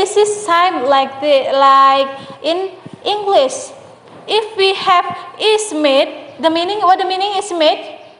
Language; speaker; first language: English; non-native, learner; Indonesian